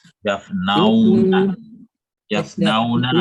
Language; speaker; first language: Arabic; non-native, fluent; Indonesian